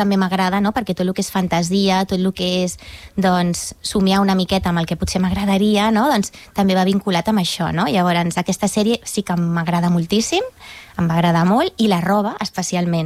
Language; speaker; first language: Catalan; native; Catalan